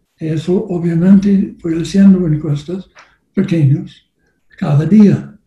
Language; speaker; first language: Spanish; non-native, learner; English